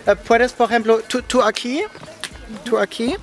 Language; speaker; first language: Spanish; non-native, learner; German